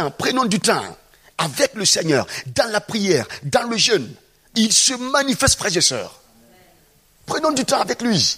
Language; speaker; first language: French; non-native, local second language; Mossi